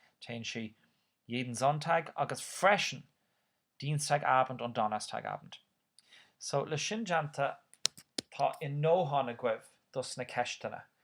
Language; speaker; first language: Irish; non-native, local second language; English